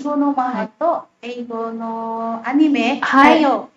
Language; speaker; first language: Japanese; non-native, learner; Indonesian